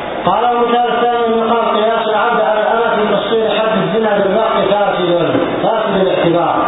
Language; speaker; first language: Arabic; native; Arabic